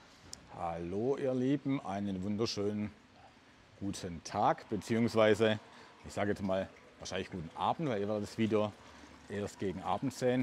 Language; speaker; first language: German; native; German